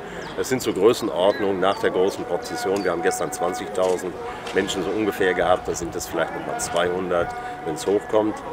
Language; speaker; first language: German; native; German